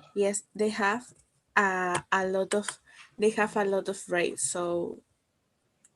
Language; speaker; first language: English; non-native, learner; Spanish